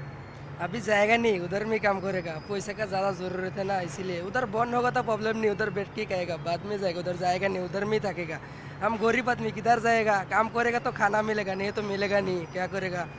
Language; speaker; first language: Hindi; non-native, local second language; Bangla